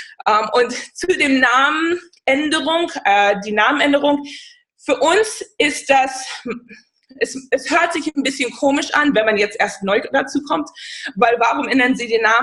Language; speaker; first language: German; non-native, fluent; English